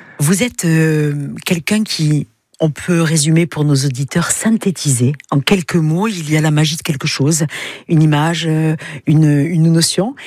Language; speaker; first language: French; native; French